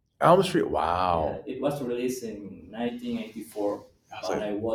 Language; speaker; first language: English; non-native, fluent; Spanish